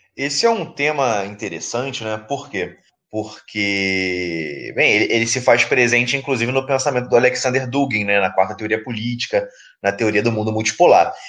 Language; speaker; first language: Portuguese; native; Portuguese